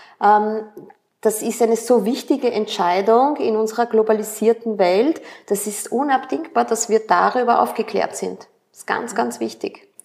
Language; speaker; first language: German; early bilingual, other home language; Spanish